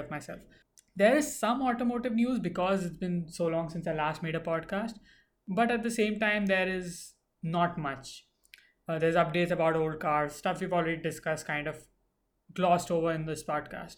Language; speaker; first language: English; non-native, local second language; Hindi